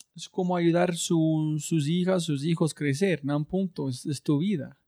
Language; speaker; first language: Spanish; non-native, learner; English